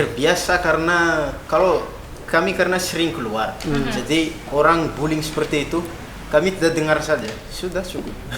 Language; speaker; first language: Indonesian; non-native, fluent; Malagasy